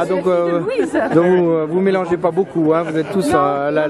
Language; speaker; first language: French; native; French